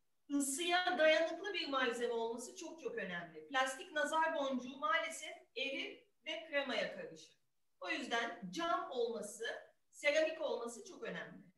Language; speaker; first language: Turkish; native; Turkish